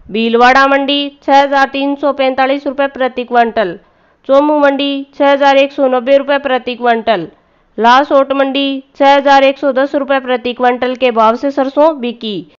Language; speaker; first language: Hindi; native; Hindi